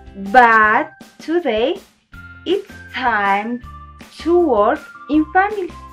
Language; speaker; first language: English; non-native, fluent; Spanish